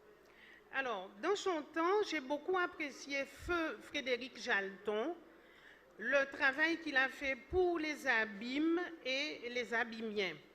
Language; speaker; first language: French; native; French